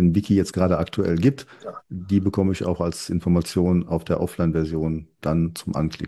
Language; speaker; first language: German; native; German